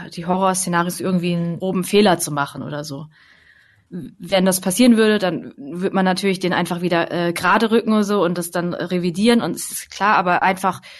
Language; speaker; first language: German; native; German